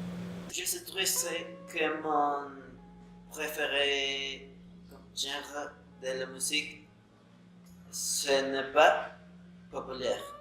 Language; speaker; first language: French; non-native, learner; Spanish